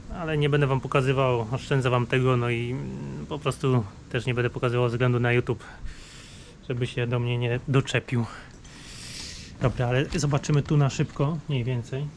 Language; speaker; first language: Polish; native; Polish